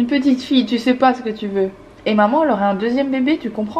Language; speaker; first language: French; native; French